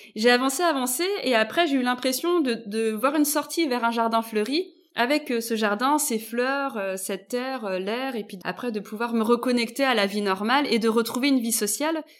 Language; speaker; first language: French; native; French